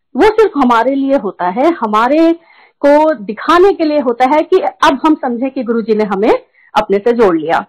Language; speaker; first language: Hindi; native; Hindi